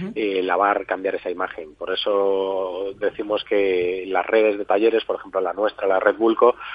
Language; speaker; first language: Spanish; native; Spanish